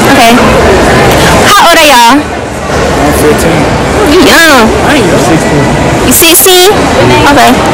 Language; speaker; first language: English; native; English